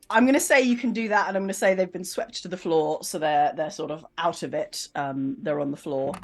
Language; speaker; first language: English; native; English